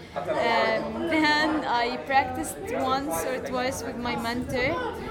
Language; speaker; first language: English; non-native, fluent; Arabic